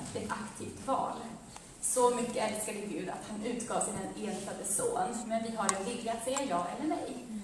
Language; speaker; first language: Swedish; early bilingual, other home language; Amharic